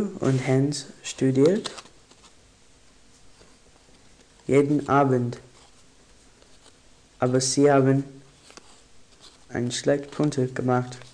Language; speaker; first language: German; non-native, learner; English